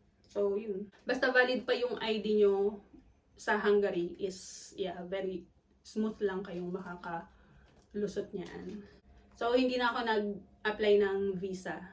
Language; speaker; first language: Filipino; non-native, local second language; Cebuano